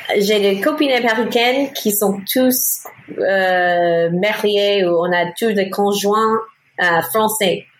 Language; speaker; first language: French; non-native, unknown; English